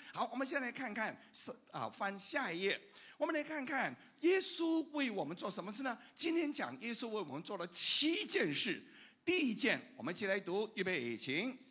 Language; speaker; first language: Chinese; non-native, local second language; Cantonese